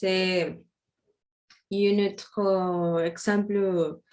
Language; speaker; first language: French; non-native, learner; Spanish